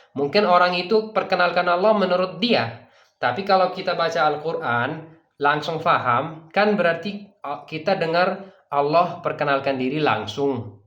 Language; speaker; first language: Indonesian; non-native, fluent; Persian